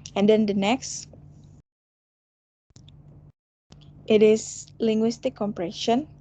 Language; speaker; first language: English; non-native, fluent; Indonesian